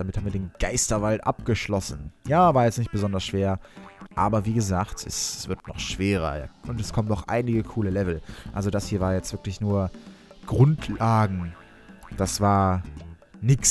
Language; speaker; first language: German; native; German